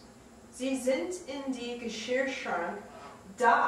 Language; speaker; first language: German; non-native, learner; English